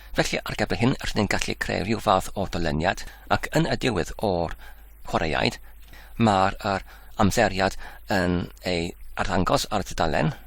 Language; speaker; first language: Welsh; non-native, learner; Dutch